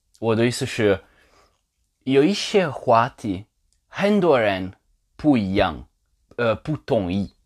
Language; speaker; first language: Chinese; non-native, learner; Polish